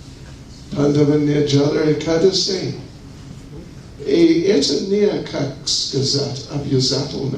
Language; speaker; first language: Russian; non-native, learner; English